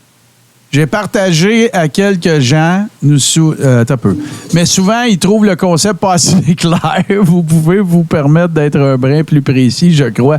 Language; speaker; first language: French; native; French